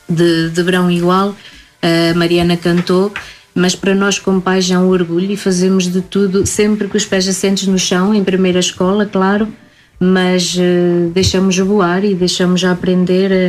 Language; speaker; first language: Portuguese; native; Portuguese